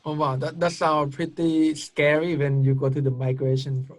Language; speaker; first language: English; non-native, fluent; Thai